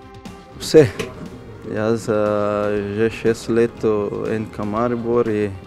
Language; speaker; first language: Slovenian; non-native, learner; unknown